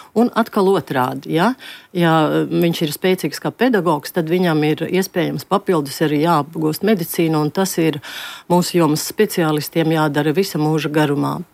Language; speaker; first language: Latvian; native; Latvian